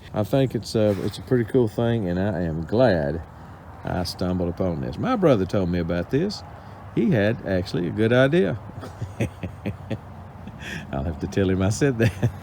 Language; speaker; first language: English; native; English